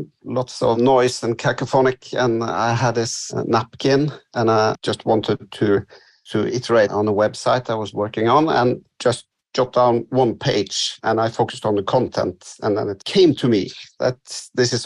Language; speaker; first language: English; non-native, fluent; Norwegian